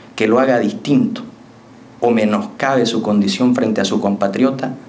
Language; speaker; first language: Spanish; native; Spanish